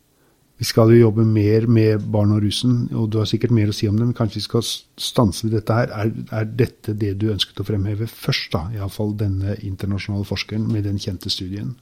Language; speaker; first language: Norwegian; native; Norwegian